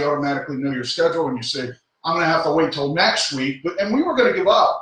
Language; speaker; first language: English; native; English